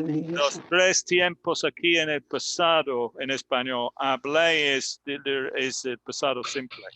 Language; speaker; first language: Spanish; non-native, fluent; English